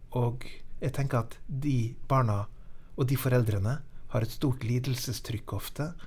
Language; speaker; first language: Norwegian; native; Norwegian